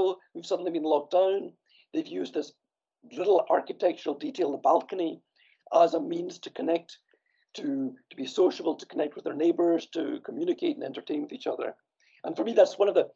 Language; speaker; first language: English; native; English